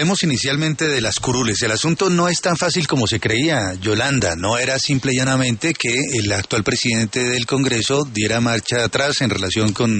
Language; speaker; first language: Spanish; native; Spanish